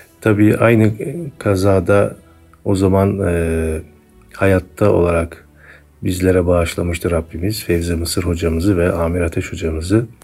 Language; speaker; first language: Turkish; native; Turkish